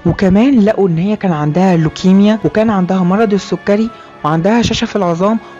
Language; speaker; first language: Arabic; native; Arabic